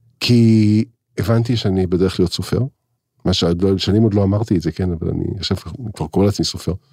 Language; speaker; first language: Hebrew; native; Hebrew